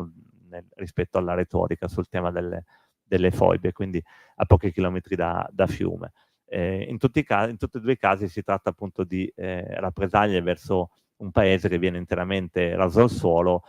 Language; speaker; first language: Italian; native; Italian